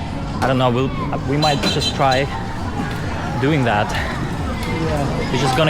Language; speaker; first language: English; non-native, fluent; Russian